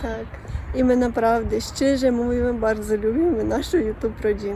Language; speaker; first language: Polish; non-native, learner; Russian